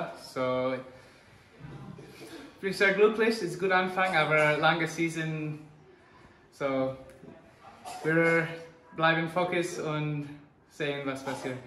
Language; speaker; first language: German; non-native, learner; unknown